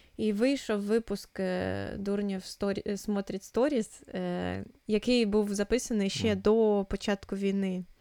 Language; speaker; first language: Ukrainian; non-native, local second language; Russian